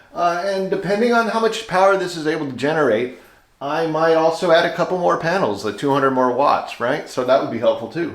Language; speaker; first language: English; native; English